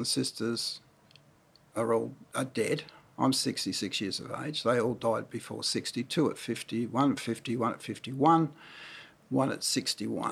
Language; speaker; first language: English; native; English